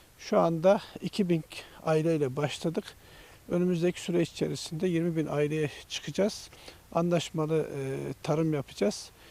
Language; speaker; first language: Turkish; native; Turkish